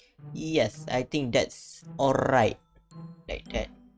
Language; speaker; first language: English; non-native, local second language; Malay